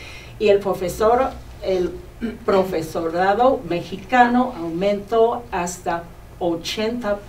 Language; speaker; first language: Spanish; non-native, fluent; English